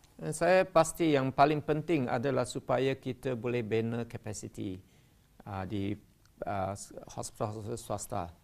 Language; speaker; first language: Malay; non-native, local second language; Chinese